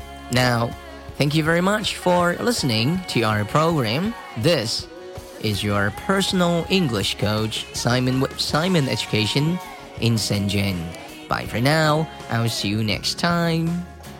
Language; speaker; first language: English; non-native, fluent; Chinese